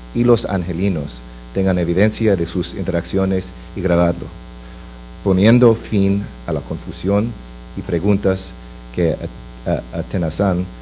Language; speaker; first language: Spanish; non-native, fluent; English